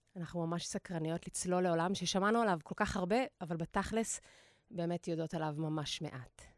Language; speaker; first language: Hebrew; native; Hebrew